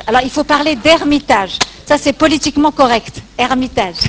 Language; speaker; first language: French; native; French